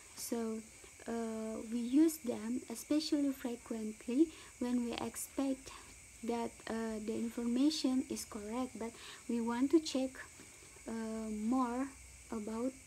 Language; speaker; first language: English; non-native, learner; Indonesian